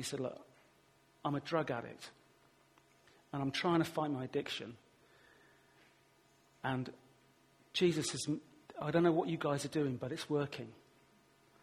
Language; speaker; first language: English; native; English